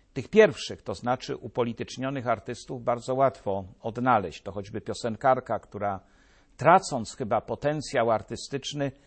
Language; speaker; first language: Polish; native; Polish